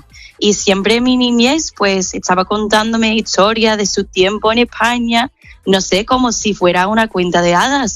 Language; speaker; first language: Spanish; non-native, fluent; English